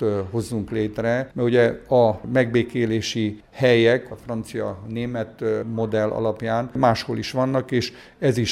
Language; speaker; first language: Hungarian; native; Hungarian